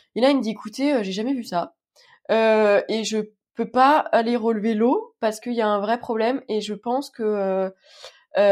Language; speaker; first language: French; native; French